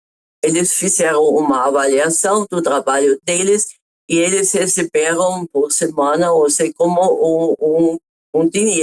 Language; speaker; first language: Portuguese; non-native, fluent; German